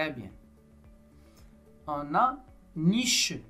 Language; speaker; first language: French; non-native, local second language; Arabic